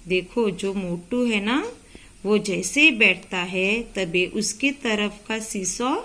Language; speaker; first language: Hindi; non-native, local second language; Marathi